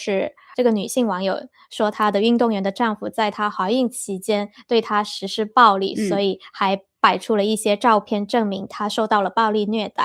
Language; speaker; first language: Chinese; native; Chinese